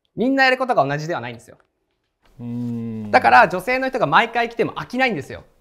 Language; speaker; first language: Japanese; native; Japanese